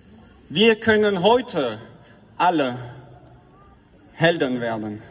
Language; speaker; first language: German; non-native, fluent; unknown